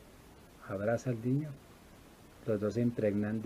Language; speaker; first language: Spanish; native; Spanish